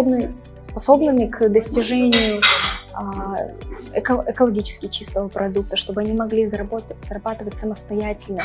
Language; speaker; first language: Russian; native; Russian